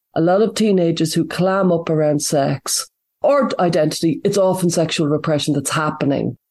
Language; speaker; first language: English; native; English